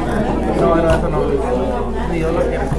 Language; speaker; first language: Spanish; non-native, local second language; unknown